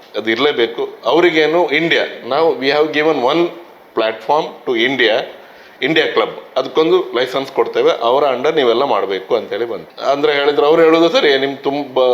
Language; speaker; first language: Kannada; native; Kannada